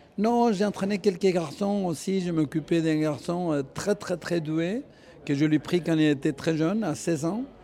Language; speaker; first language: French; non-native, fluent; Spanish